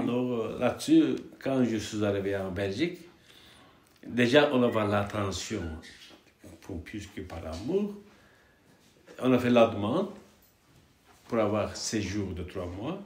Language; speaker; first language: French; non-native, fluent; Turkish